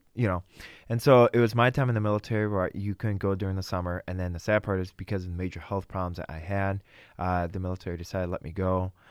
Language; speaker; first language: English; early bilingual, other home language; Russian